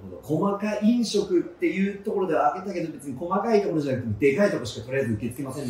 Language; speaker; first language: Japanese; native; Japanese